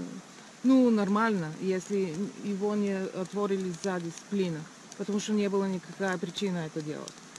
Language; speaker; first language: Russian; non-native, learner; Bulgarian